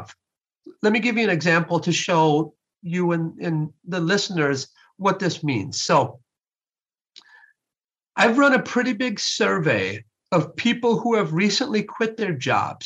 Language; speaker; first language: English; native; English